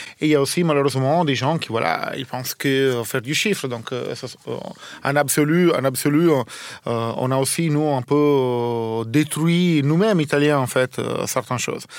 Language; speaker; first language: French; non-native, fluent; Italian